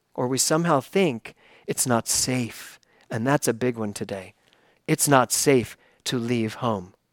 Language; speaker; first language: English; native; English